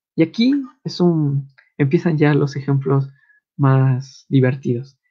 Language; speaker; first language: Spanish; native; Spanish